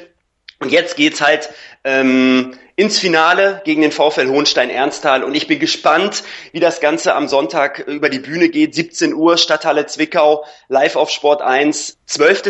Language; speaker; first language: German; native; German